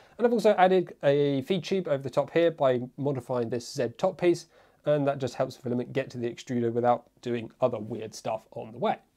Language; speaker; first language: English; native; English